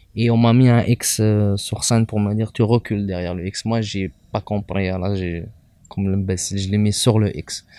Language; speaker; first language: French; native; French